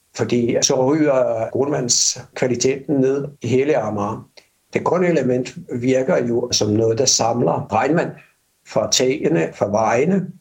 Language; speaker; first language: Danish; non-native, fluent; Finnish